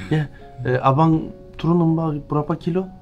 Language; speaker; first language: Indonesian; non-native, learner; Turkish